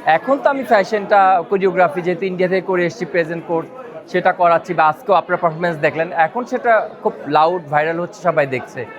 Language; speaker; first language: Bangla; native; Bangla